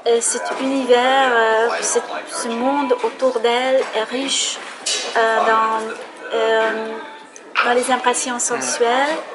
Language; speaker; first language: French; non-native, fluent; Hungarian